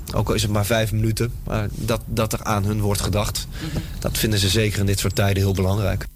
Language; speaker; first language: Dutch; native; Dutch